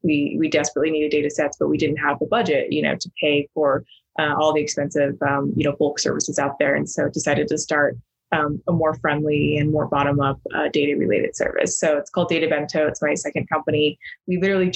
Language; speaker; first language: English; native; English